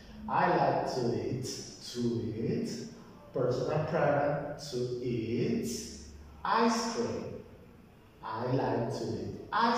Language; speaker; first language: English; non-native, fluent; Spanish